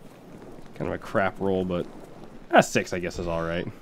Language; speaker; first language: English; native; English